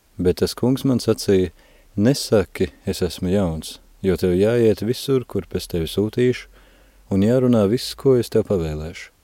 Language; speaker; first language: Latvian; native; Latvian